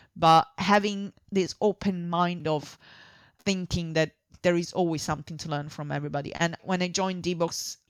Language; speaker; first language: English; non-native, fluent; Italian